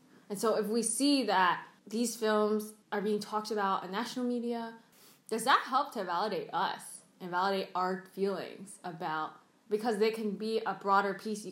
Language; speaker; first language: English; early bilingual, other home language; Cantonese